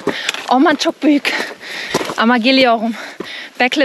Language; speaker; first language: Turkish; non-native, learner; German